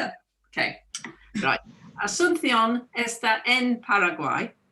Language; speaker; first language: Spanish; non-native, learner; English